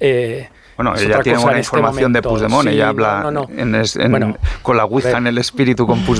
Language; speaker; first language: Spanish; native; Spanish